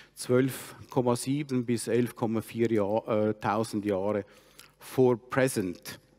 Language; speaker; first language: German; native; German